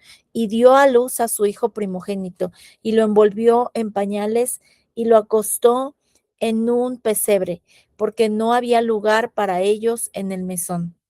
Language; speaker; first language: Spanish; native; Spanish